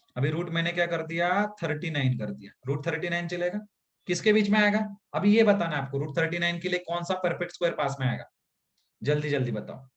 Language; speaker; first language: Hindi; non-native, local second language; Marathi